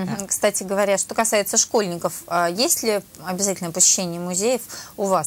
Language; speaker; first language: Russian; native; Russian